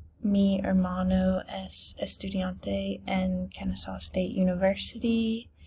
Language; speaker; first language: Spanish; non-native, learner; English